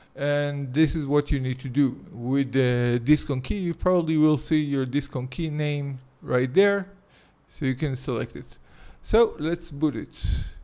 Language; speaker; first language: English; non-native, fluent; Hebrew